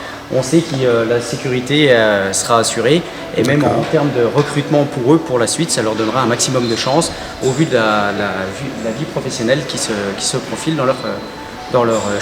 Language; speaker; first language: French; native; French